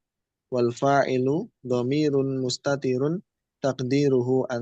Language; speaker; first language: Arabic; non-native, learner; Indonesian